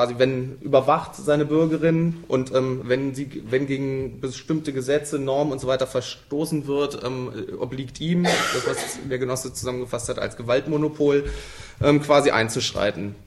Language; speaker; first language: German; native; German